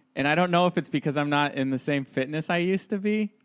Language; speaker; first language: English; native; English